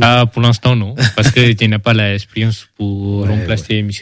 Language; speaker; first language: French; early bilingual, other home language; Malay